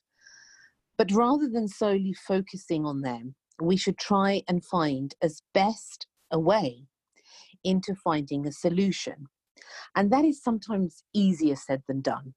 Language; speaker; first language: English; native; English